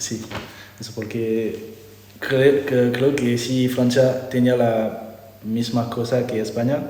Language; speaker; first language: Spanish; non-native, learner; French